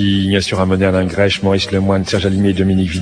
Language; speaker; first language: French; native; French